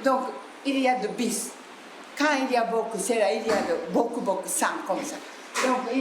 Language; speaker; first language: French; non-native, learner; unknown